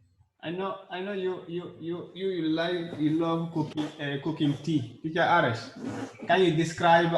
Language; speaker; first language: English; non-native, learner; Arabic